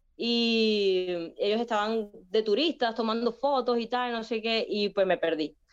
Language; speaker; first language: Spanish; native; Spanish